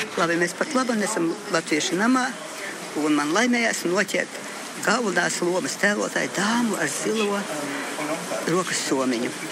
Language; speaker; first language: Latvian; early bilingual, heritage; Latvian